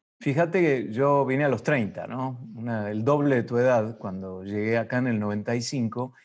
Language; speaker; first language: Spanish; native; Spanish